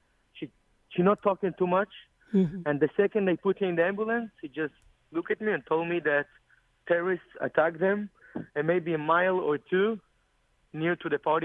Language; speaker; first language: English; non-native, learner; Hebrew